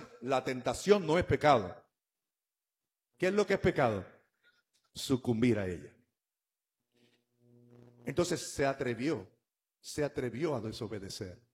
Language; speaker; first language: Spanish; native; Spanish